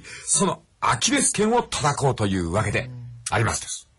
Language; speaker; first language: Japanese; native; Japanese